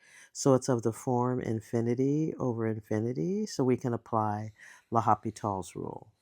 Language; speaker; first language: English; native; English